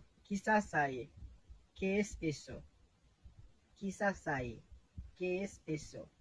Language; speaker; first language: Spanish; non-native, fluent; Haitian Creole